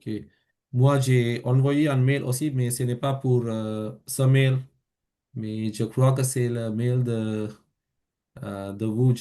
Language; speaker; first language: French; non-native, fluent; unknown